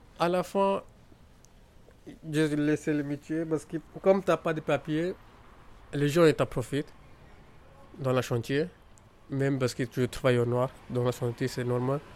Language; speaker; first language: French; non-native, learner; Punjabi